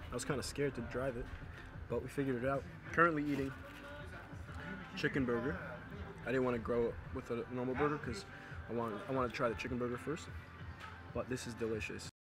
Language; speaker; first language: English; early bilingual, other home language; Turkish